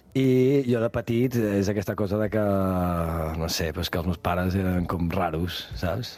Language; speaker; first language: Catalan; native; Catalan